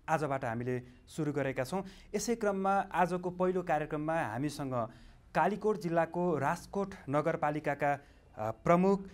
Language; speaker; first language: Nepali; native; Nepali